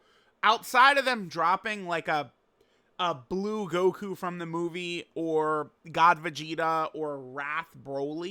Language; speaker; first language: English; native; English